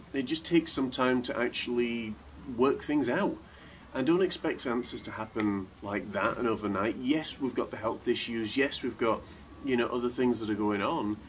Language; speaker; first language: English; native; English